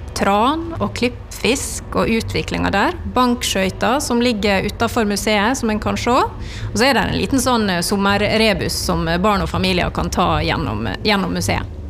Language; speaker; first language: Norwegian; native; Norwegian